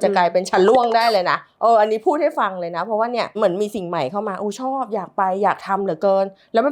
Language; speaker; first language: Thai; native; Thai